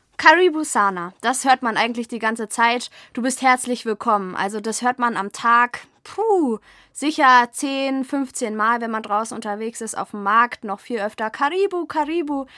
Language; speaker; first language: German; native; German